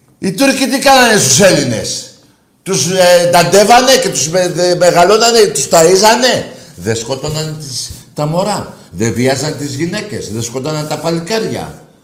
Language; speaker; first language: Greek; native; Greek